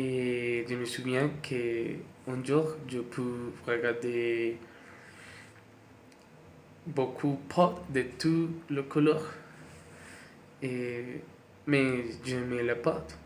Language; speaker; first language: French; non-native, learner; Spanish